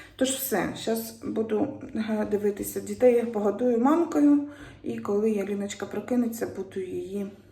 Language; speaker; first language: Ukrainian; native; Ukrainian